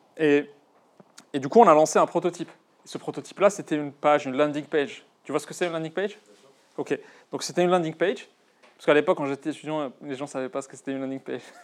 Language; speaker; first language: French; non-native, local second language; Arabic